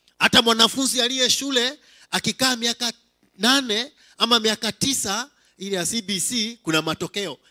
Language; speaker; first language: Swahili; non-native, local second language; Kikuyu